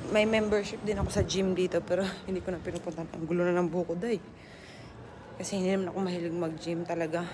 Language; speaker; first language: Filipino; native; Filipino